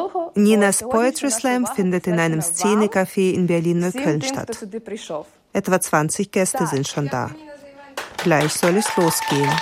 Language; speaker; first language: German; native; German